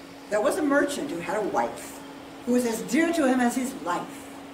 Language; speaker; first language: English; native; English